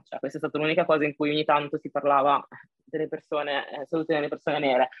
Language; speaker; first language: Italian; early bilingual, other home language; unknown